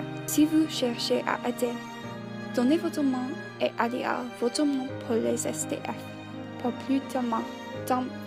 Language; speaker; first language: French; non-native, learner; English